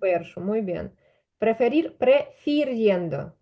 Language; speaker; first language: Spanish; non-native, fluent; Ukrainian